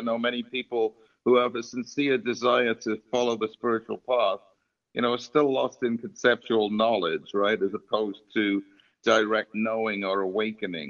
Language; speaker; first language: English; native; English